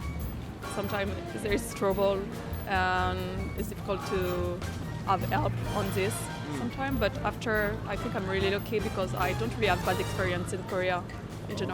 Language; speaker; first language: English; non-native, fluent; French